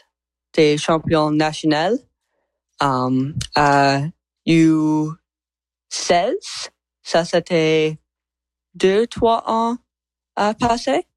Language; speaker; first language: French; non-native, learner; English